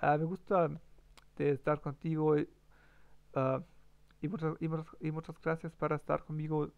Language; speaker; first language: Spanish; non-native, learner; German